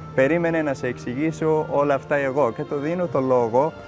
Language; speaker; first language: Greek; non-native, fluent; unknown